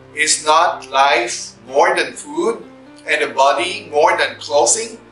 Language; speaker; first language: English; non-native, local second language; Min Nan Chinese